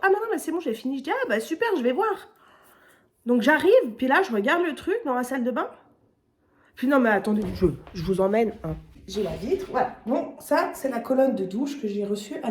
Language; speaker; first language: French; native; French